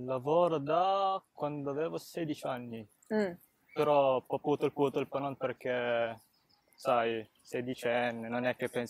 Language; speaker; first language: Italian; early bilingual, other home language; Filipino